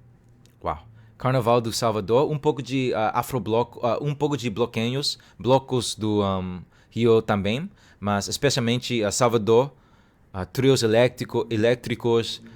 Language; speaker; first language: Portuguese; non-native, learner; Cantonese